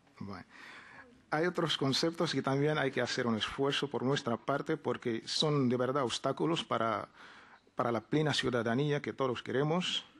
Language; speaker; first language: Spanish; non-native, fluent; Arabic